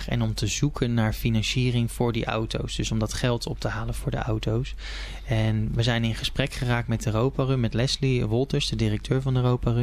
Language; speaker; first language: Dutch; native; Dutch